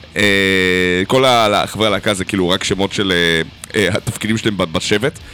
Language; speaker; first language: Hebrew; native; Hebrew